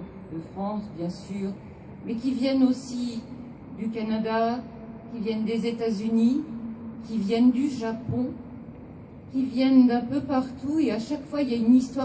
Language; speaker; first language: French; native; French